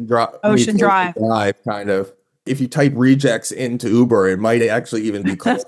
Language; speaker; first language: English; native; English